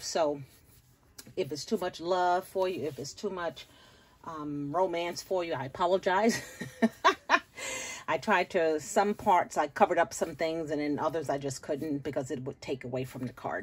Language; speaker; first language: English; native; English